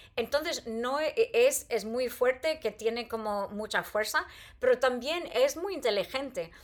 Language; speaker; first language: Spanish; non-native, fluent; English